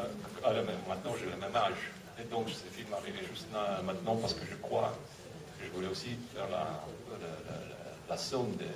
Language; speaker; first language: French; non-native, fluent; Russian